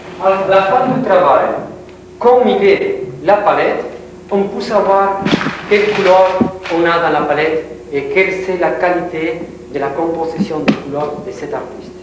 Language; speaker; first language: French; non-native, learner; Spanish